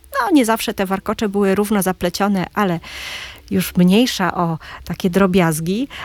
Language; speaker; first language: Polish; native; Polish